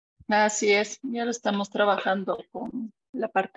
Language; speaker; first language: Spanish; native; Spanish